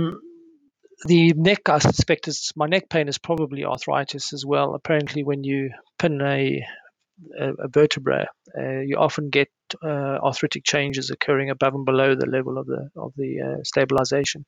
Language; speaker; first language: English; native; English